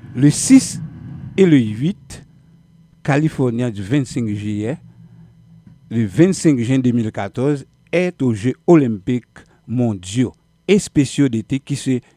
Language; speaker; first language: French; native; French